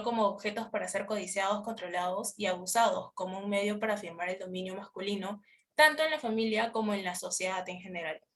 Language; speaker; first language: Spanish; native; Spanish